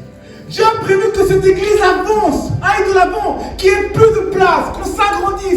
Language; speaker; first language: French; native; French